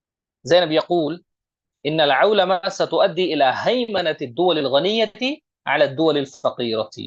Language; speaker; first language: Arabic; non-native, fluent; Urdu